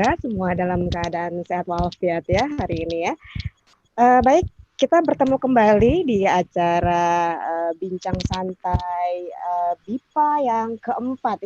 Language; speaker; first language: Indonesian; native; Indonesian